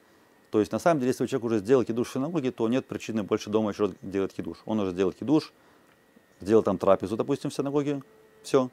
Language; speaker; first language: Russian; native; Russian